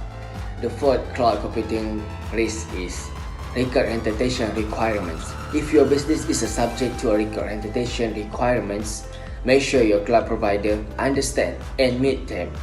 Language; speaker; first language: English; non-native, local second language; Malay